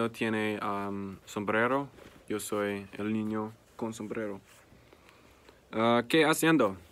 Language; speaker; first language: Spanish; non-native, learner; English